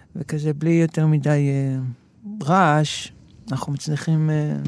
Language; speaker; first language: Hebrew; native; Hebrew